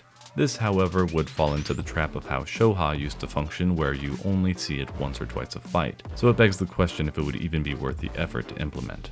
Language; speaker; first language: English; native; English